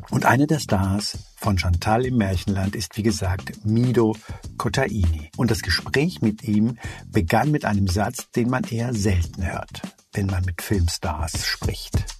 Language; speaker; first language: German; early bilingual, other home language; Spanish